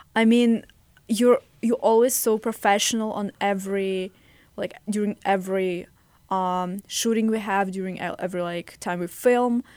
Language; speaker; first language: English; non-native, fluent; Russian